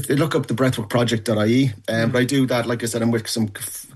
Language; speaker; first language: English; native; English